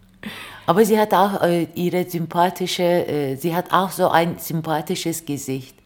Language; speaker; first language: German; non-native, fluent; Turkish